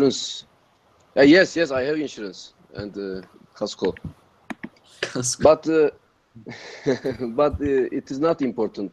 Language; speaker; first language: English; non-native, learner; Turkish